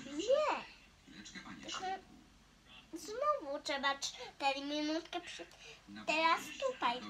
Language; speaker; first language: Polish; early bilingual, other home language; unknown